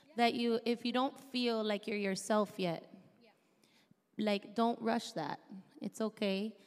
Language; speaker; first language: English; native; English